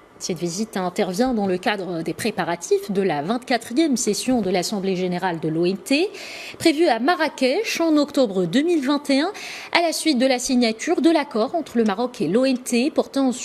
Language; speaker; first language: French; non-native, local second language; Arabic